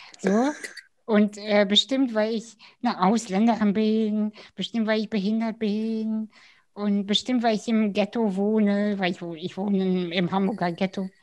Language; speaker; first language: German; early bilingual, other home language; Russian